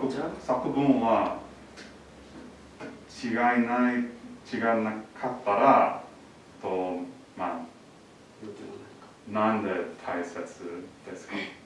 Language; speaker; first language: Japanese; non-native, learner; English